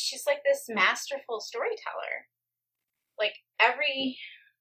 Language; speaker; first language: English; native; English